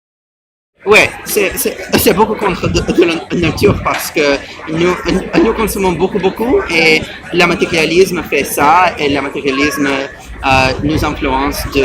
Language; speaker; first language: French; non-native, learner; English